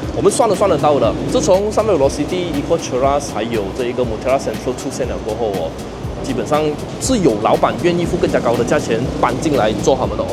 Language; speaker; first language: Chinese; native; Chinese